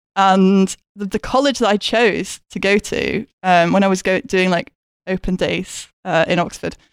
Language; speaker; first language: English; native; English